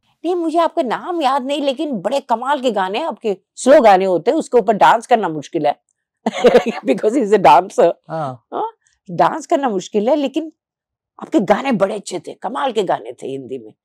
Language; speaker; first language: Hindi; non-native, local second language; Telugu